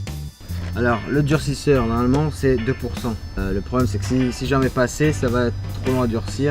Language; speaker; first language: French; native; French